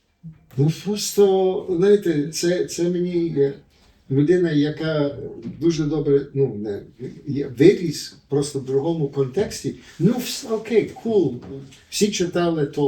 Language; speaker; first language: Ukrainian; early bilingual, heritage; Ukrainian